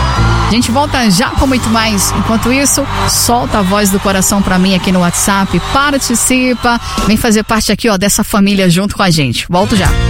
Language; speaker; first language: Portuguese; native; Portuguese